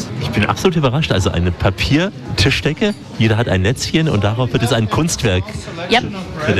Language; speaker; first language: German; native; German